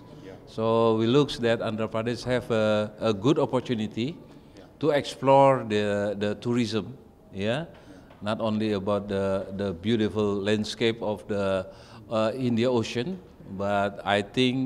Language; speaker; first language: English; non-native, fluent; Indonesian